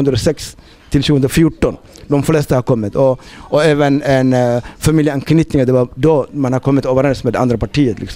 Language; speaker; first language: Swedish; non-native, fluent; Somali